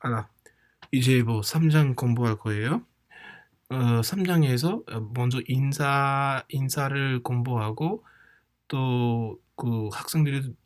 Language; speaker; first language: Korean; non-native, fluent; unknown